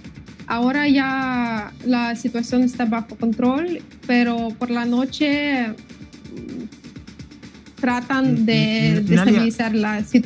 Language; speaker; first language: Spanish; non-native, fluent; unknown